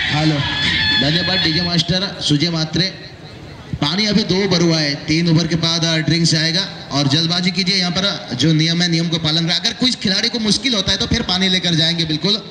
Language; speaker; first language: Hindi; non-native, local second language; Marathi